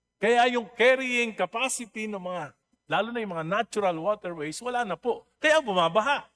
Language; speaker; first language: Filipino; native; Filipino